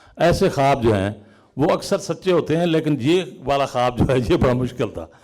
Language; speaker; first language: Urdu; non-native, local second language; Punjabi